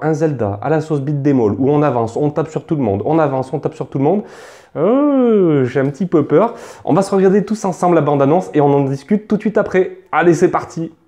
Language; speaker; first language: French; native; French